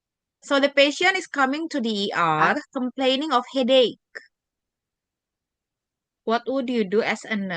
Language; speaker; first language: English; non-native, fluent; Indonesian